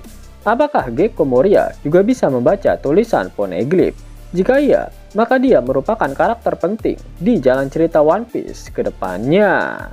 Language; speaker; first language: Indonesian; native; Indonesian